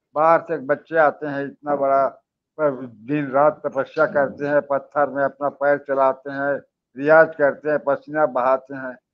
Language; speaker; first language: Hindi; native; Hindi